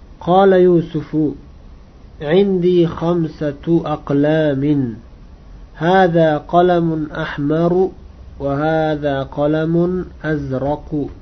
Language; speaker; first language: Arabic; non-native, fluent; Uzbek